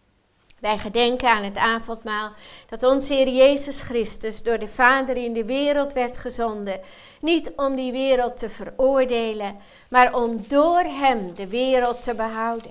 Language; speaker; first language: Dutch; native; Dutch